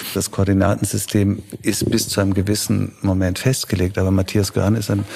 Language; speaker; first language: German; native; German